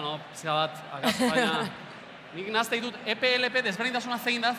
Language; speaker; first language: Basque; native; Basque